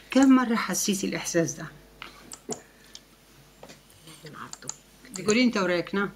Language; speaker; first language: Swedish; non-native, fluent; Arabic